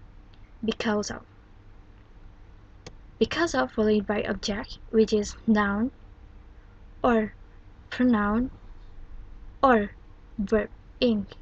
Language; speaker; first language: English; non-native, learner; Indonesian